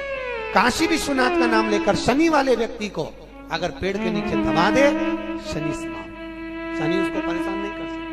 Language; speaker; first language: Hindi; native; Hindi